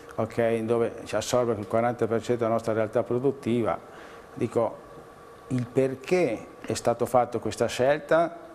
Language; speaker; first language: Italian; native; Italian